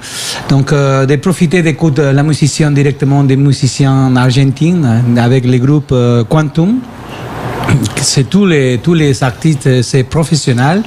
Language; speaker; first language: French; non-native, fluent; Spanish